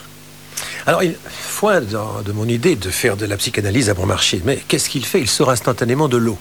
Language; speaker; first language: French; native; French